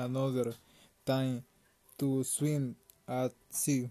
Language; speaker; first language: English; non-native, learner; Spanish